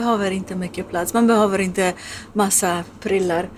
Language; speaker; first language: Swedish; non-native, learner; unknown